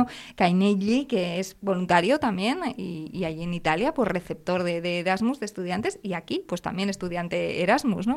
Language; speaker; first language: Spanish; native; Spanish